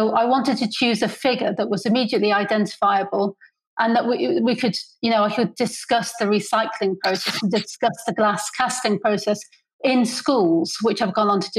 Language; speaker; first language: English; native; English